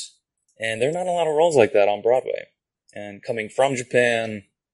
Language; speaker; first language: English; non-native, fluent; Japanese